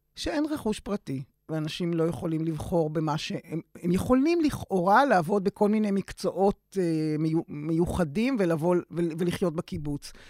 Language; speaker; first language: Hebrew; native; Hebrew